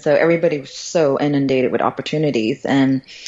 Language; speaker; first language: English; early bilingual, other home language; Cantonese